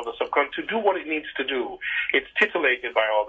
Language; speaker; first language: English; non-native, local second language; Igbo